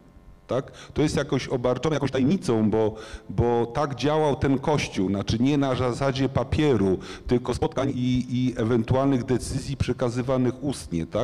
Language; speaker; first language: Polish; native; Polish